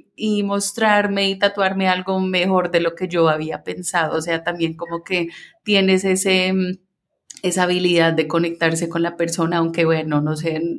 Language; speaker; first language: Spanish; early bilingual, heritage; Spanish